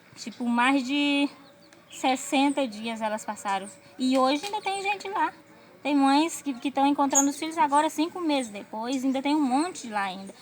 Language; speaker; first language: Portuguese; native; Portuguese